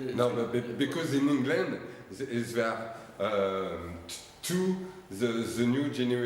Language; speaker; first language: English; non-native, learner; French